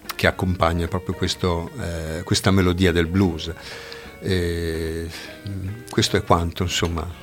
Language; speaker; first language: Italian; native; Italian